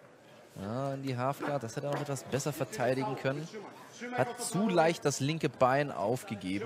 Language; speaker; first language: German; native; German